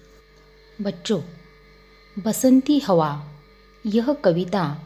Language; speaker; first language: Hindi; non-native, local second language; Marathi